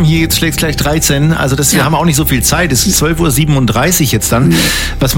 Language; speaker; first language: German; native; German